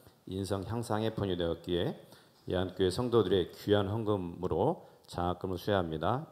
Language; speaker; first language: Korean; native; Korean